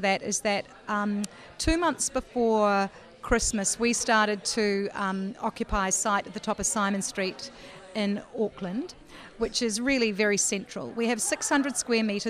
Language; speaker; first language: English; native; English